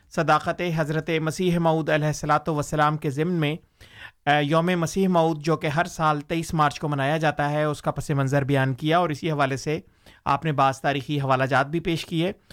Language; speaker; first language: Urdu; native; Urdu